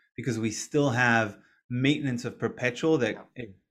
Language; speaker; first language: English; non-native, fluent; Hebrew